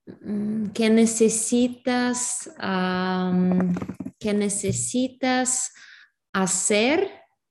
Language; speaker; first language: Spanish; non-native, learner; English